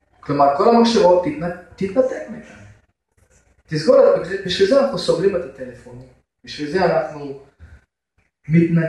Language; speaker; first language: Hebrew; non-native, fluent; Russian